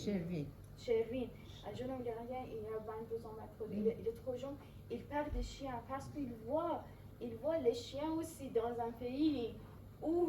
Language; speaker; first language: French; non-native, fluent; Persian